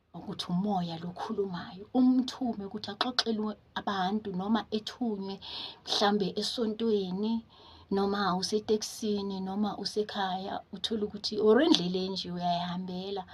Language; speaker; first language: Zulu; native; Zulu